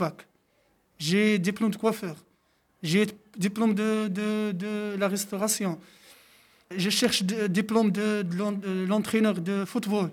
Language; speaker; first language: French; non-native, local second language; Arabic